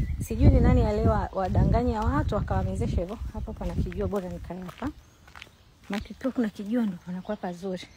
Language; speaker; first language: Swahili; native; Swahili